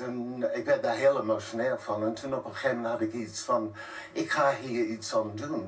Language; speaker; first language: Dutch; non-native, fluent; English